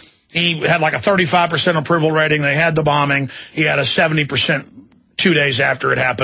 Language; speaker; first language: English; native; English